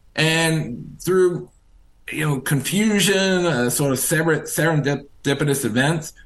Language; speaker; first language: English; native; English